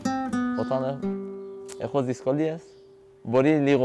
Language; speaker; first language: Greek; non-native, learner; Persian